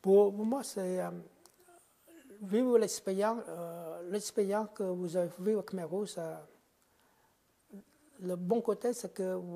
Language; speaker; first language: French; non-native, fluent; Khmer